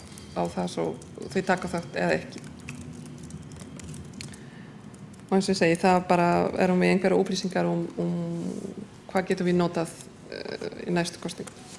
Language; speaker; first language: Icelandic; non-native, fluent; Polish